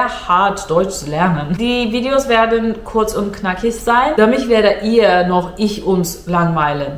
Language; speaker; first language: German; non-native, fluent; Turkish